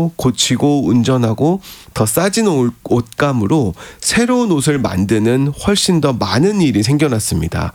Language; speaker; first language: Korean; native; Korean